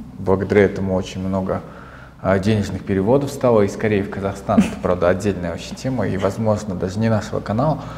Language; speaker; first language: Russian; native; Russian